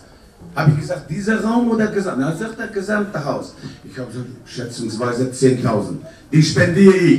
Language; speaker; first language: German; non-native, fluent; Kurdish